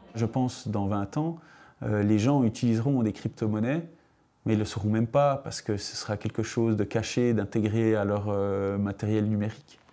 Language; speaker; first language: French; native; French